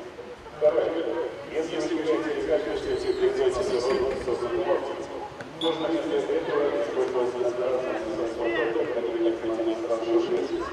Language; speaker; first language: Russian; native; Russian